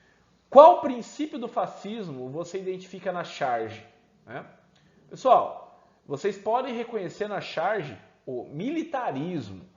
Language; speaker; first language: Portuguese; native; Portuguese